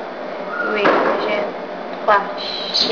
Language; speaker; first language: French; non-native, learner; English